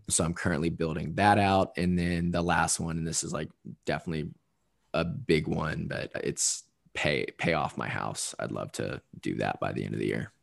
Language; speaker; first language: English; native; English